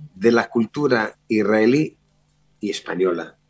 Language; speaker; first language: Spanish; early bilingual, other home language; Hebrew